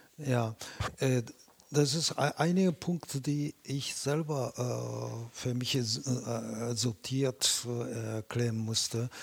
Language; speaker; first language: German; non-native, fluent; Japanese